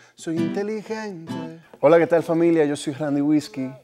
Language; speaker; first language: Spanish; early bilingual, heritage; Spanish